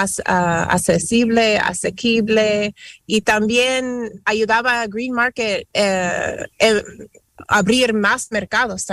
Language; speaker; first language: Spanish; non-native, fluent; English